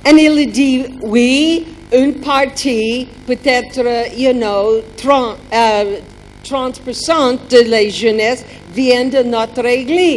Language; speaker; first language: French; non-native, learner; German